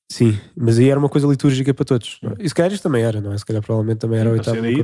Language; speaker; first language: Portuguese; native; Portuguese